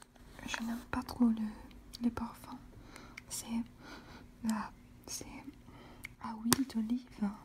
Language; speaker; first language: French; non-native, fluent; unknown